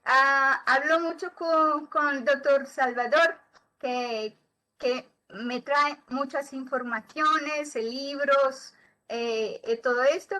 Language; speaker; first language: Spanish; non-native, learner; Portuguese